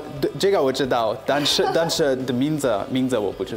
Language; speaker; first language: Chinese; non-native, fluent; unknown